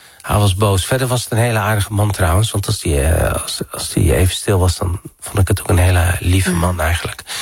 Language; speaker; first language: Dutch; early bilingual, other home language; Arabic